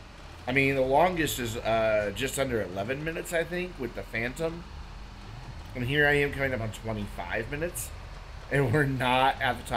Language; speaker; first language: English; native; English